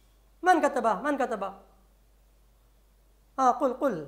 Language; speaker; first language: Arabic; non-native, fluent; Malayalam